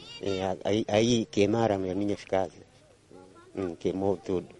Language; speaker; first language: Portuguese; non-native, local second language; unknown